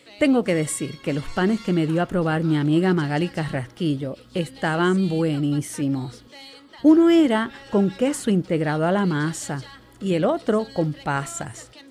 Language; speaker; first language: Spanish; native; Spanish